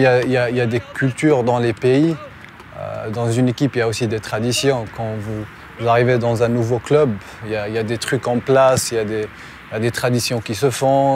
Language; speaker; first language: French; non-native, local second language; Arabic